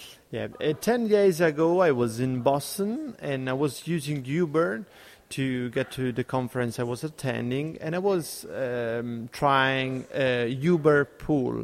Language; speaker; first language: English; non-native, fluent; Italian